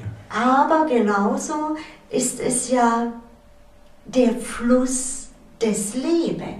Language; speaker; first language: German; native; German